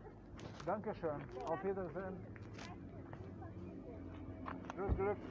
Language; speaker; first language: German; non-native, learner; Croatian